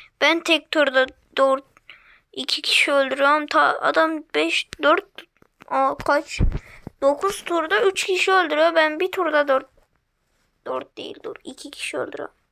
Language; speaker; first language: Turkish; native; Turkish